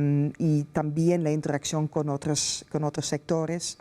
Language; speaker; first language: Spanish; non-native, fluent; Dutch